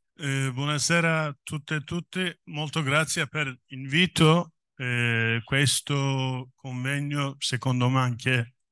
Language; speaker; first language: Italian; non-native, learner; Kurdish